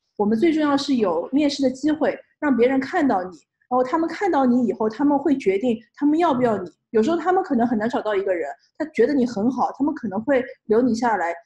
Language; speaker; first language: Chinese; native; Chinese